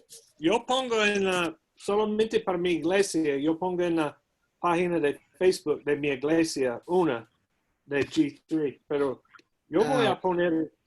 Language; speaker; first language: Spanish; non-native, learner; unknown